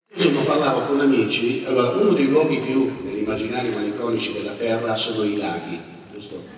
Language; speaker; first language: Italian; native; Italian